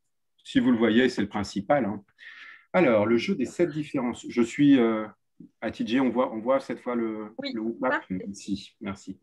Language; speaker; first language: French; native; French